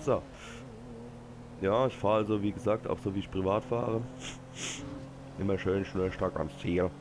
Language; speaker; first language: German; native; German